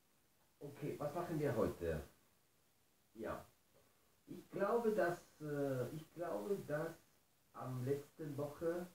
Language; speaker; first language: German; non-native, learner; Spanish